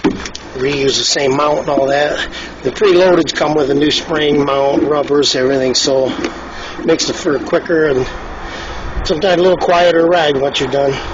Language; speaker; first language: English; native; English